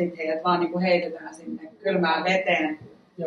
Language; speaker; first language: Finnish; native; Finnish